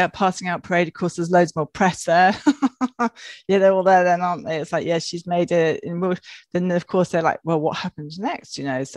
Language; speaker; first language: English; native; English